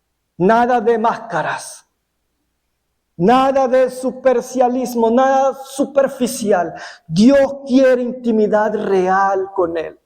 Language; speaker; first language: Spanish; native; Spanish